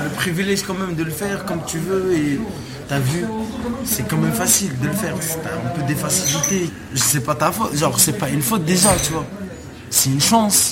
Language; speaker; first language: French; non-native, local second language; Arabic